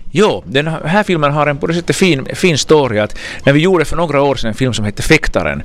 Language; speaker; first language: Swedish; native; Swedish